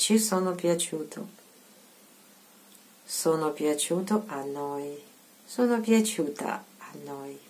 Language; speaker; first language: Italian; non-native, fluent; Russian